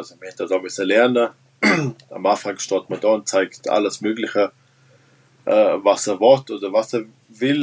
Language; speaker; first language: German; non-native, local second language; Romansh